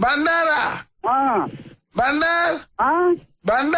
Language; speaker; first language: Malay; non-native, local second language; Tamil